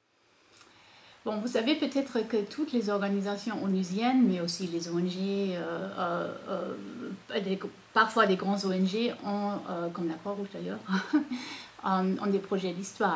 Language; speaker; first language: French; non-native, fluent; German